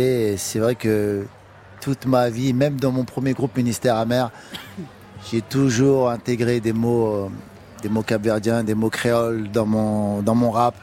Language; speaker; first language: French; early bilingual, other home language; Kabuverdianu